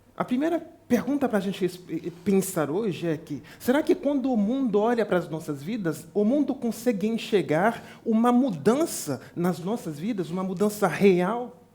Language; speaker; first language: Portuguese; non-native, fluent; French